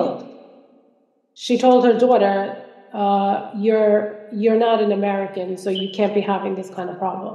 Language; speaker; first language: English; non-native, local second language; Malayalam